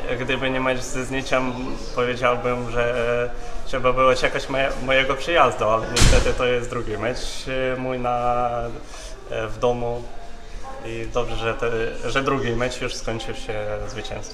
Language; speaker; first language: Polish; non-native, fluent; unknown